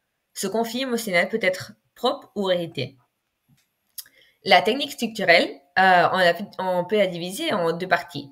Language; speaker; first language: French; non-native, fluent; Spanish